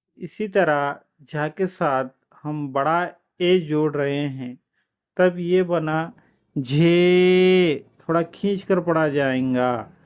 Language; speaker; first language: Urdu; native; Urdu